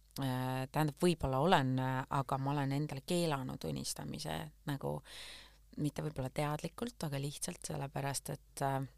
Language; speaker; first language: Estonian; native; Estonian